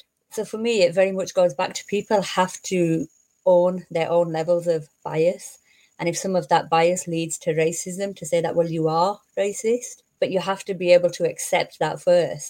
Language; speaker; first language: English; native; English